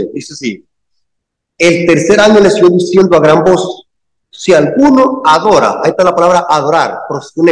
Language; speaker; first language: Spanish; native; Spanish